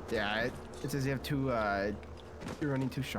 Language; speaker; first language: English; native; English